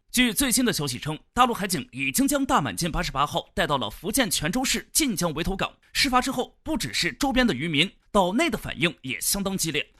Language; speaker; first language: Chinese; native; Chinese